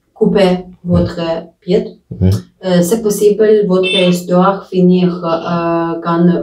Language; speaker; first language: French; non-native, learner; Russian